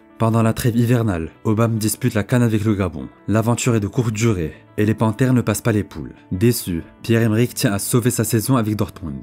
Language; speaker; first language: French; native; French